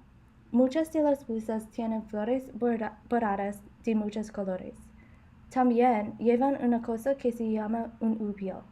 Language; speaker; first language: Spanish; non-native, learner; English